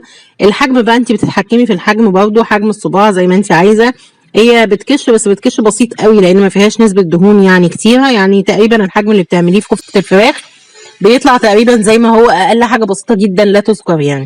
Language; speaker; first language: Arabic; native; Arabic